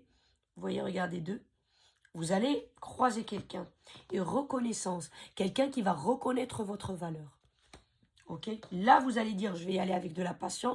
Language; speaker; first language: French; native; French